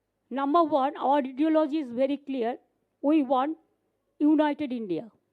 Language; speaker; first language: English; non-native, local second language; Bangla